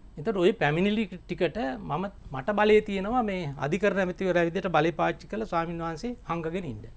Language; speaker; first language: Sinhala; native; Sinhala